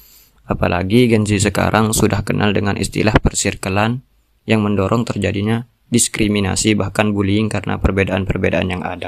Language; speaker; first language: Indonesian; native; Indonesian